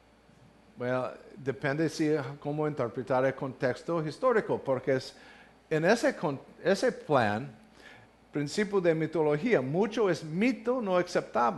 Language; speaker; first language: Spanish; non-native, learner; English